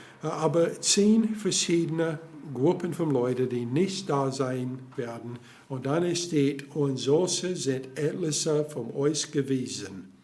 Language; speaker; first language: German; non-native, fluent; English